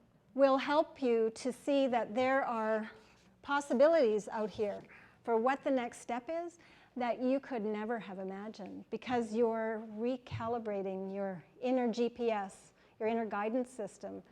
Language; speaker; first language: English; native; English